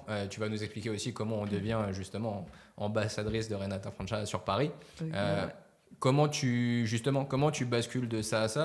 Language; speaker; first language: French; native; French